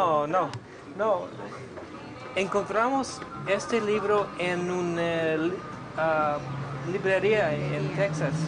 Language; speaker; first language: Spanish; non-native, learner; English